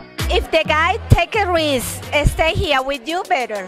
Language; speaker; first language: English; non-native, learner; Spanish